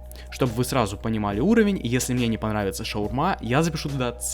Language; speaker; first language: Russian; native; Russian